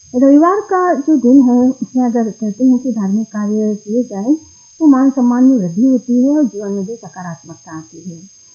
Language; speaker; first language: Hindi; native; Hindi